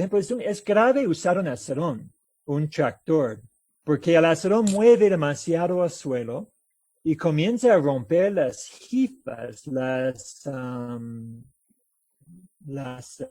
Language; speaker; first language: Spanish; non-native, fluent; English